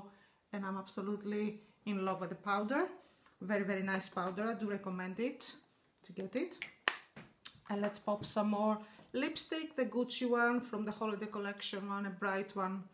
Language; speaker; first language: English; non-native, fluent; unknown